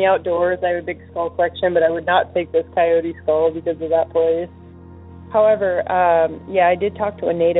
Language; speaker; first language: English; native; English